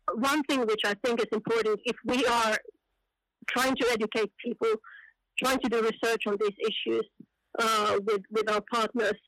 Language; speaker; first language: English; non-native, fluent; Finnish